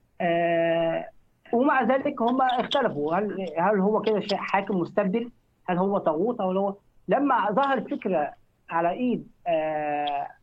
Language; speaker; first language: Arabic; native; Arabic